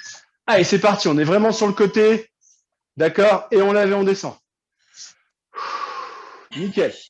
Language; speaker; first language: French; native; French